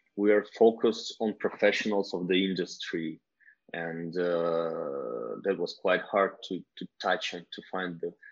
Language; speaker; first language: English; non-native, fluent; Russian